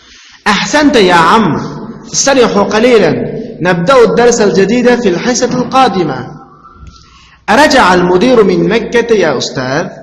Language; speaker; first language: Arabic; non-native, fluent; Uzbek